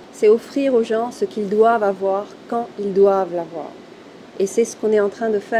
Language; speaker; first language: French; native; French